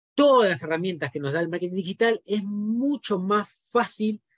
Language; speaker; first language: Spanish; native; Spanish